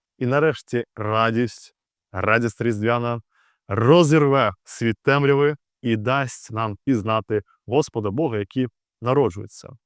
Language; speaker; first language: Ukrainian; native; Ukrainian